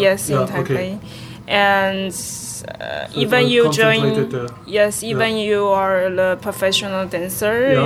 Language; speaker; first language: English; non-native, learner; Chinese